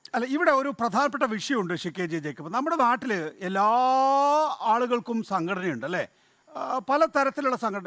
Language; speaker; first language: Malayalam; native; Malayalam